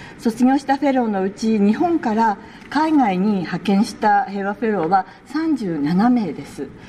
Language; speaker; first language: Japanese; native; Japanese